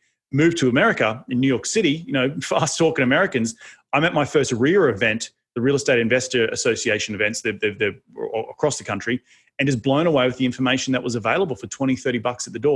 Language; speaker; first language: English; native; English